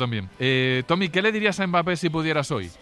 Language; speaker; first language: Spanish; native; Spanish